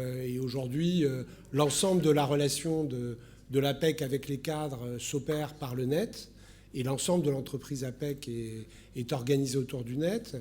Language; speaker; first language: French; native; French